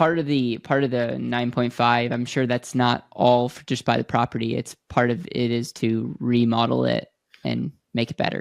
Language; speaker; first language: English; native; English